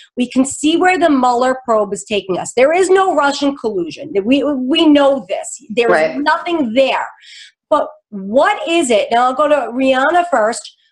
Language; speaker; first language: English; native; English